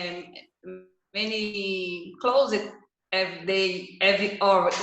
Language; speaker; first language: English; non-native, learner; Portuguese